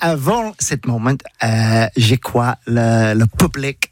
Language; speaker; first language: French; non-native, learner; English